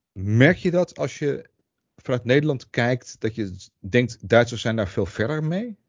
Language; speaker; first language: Dutch; native; Dutch